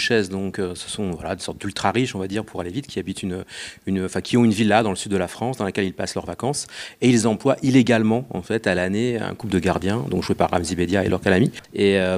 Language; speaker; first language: French; native; French